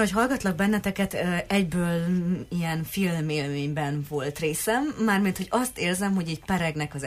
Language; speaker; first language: Hungarian; native; Hungarian